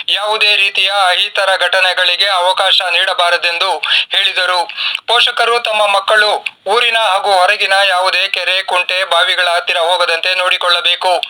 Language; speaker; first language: Kannada; native; Kannada